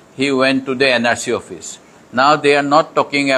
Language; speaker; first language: English; non-native, local second language; Assamese